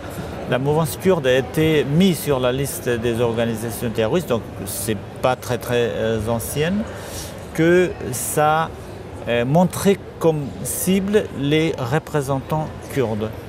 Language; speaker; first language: French; non-native, fluent; Kurdish